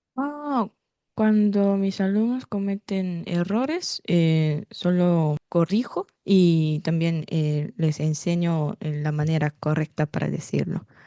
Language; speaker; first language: Spanish; non-native, fluent; Japanese